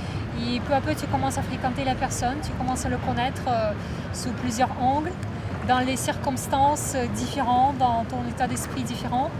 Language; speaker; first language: French; non-native, fluent; Russian